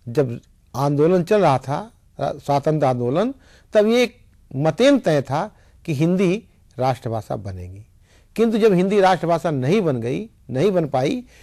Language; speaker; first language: Hindi; native; Hindi